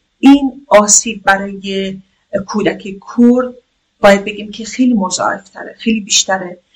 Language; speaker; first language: Persian; non-native, local second language; Kurdish